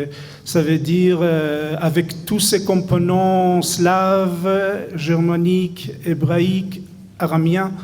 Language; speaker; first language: French; non-native, fluent; Hebrew